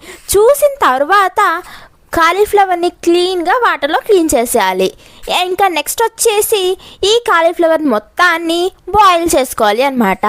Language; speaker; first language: Telugu; native; Telugu